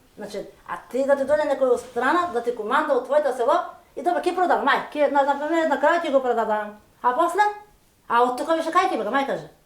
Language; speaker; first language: Macedonian; non-native, local second language; Turkish